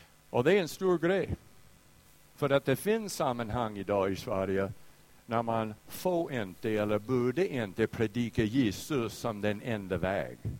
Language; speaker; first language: Swedish; non-native, fluent; English